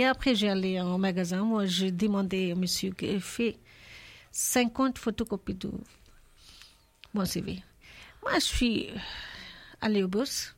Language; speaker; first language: French; non-native, learner; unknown